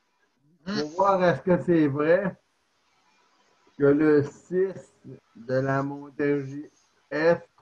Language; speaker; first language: French; native; French